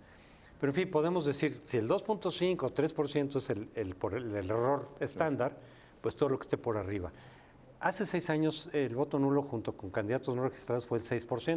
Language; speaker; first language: Spanish; native; Spanish